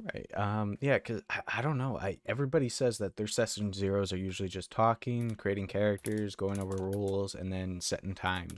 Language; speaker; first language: English; native; English